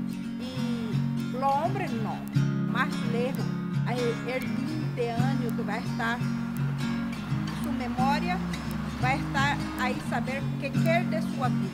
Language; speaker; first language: Spanish; non-native, learner; Portuguese